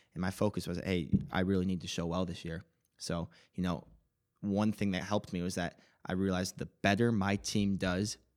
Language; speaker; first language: English; native; English